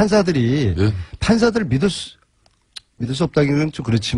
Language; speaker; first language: Korean; native; Korean